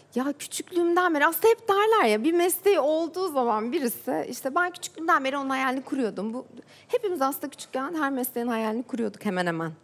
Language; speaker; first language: Turkish; native; Turkish